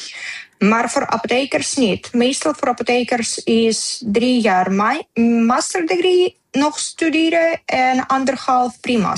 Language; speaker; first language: Dutch; non-native, learner; Ukrainian